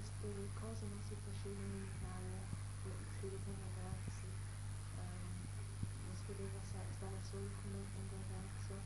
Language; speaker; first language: Italian; early bilingual, heritage; Italian